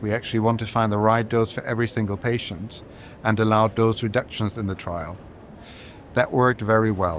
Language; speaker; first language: English; non-native, fluent; German